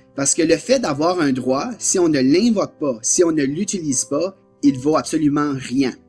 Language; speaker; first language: French; native; French